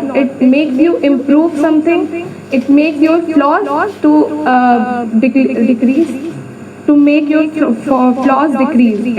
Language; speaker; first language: English; non-native, learner; Hindi